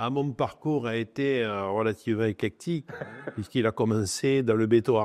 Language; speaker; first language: French; native; French